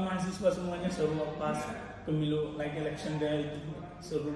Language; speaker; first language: Indonesian; non-native, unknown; Malayalam